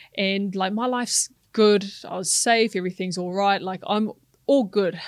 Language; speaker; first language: English; non-native, local second language; Māori